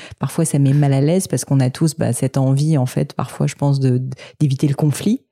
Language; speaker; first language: French; native; French